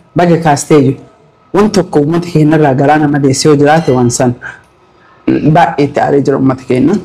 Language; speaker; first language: Oromo; early bilingual, heritage; Oromo